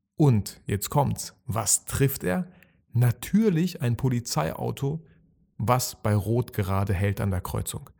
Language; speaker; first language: German; early bilingual, other home language; Russian